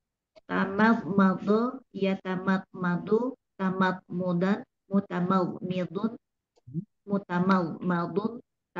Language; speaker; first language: Arabic; non-native, learner; Indonesian